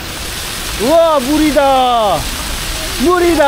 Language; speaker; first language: Korean; native; Korean